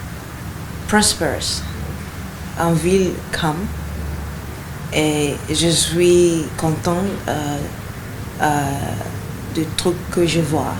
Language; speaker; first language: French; non-native, learner; Yoruba